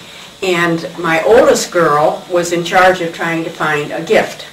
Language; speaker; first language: English; native; English